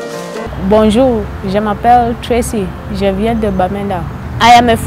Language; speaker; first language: French; non-native, local second language; English